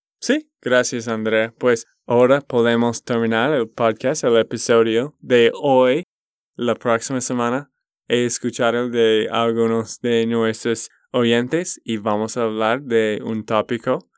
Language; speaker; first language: Spanish; non-native, learner; English